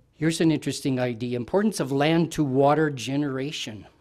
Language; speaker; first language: English; native; English